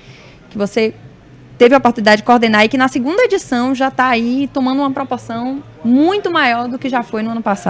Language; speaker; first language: Portuguese; native; Portuguese